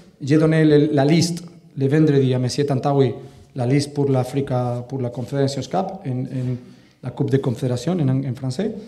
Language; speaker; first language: French; non-native, learner; Catalan